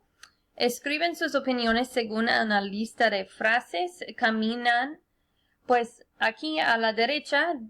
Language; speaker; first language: Spanish; non-native, fluent; English